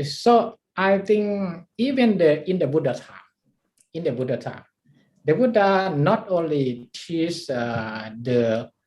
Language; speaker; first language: English; non-native, learner; Thai